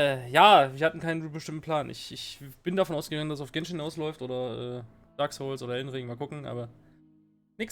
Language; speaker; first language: German; native; German